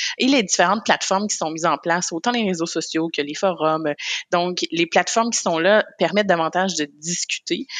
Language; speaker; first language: French; native; French